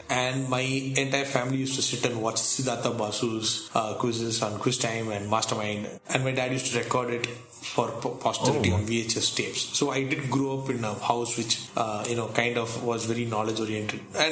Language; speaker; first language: English; non-native, local second language; Tamil